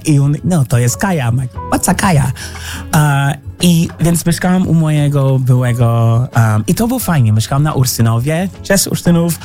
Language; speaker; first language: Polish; non-native, fluent; English